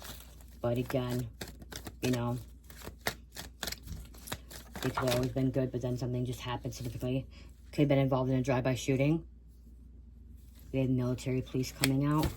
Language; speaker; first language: English; native; English